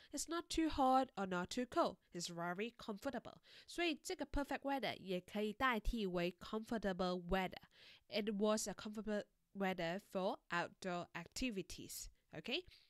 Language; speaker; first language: English; non-native, local second language; Chinese